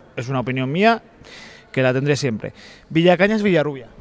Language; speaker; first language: Spanish; native; Spanish